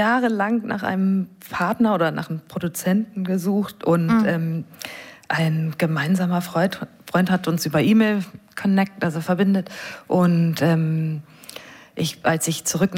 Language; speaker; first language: German; non-native, fluent; English